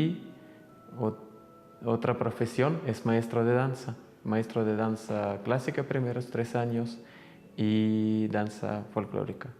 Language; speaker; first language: Spanish; non-native, fluent; Russian